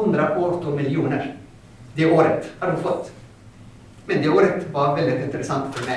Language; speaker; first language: Swedish; non-native, fluent; Arabic